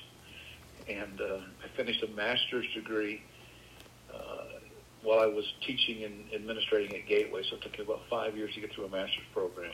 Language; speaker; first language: English; native; English